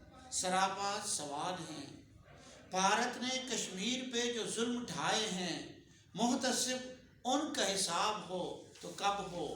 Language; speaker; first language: Urdu; native; Urdu